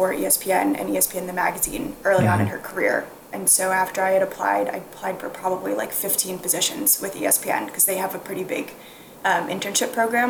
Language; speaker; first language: English; native; English